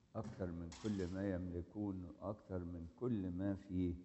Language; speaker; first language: Arabic; native; Arabic